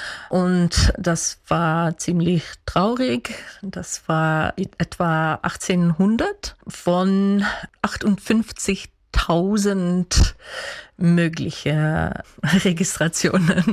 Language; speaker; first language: German; non-native, fluent; Dutch